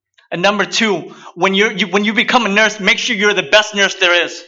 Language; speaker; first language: English; early bilingual, other home language; Vietnamese